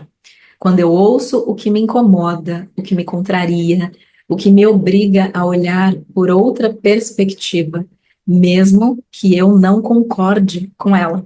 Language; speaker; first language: Portuguese; native; Portuguese